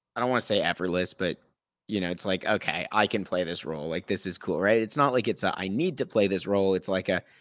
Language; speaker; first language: English; native; English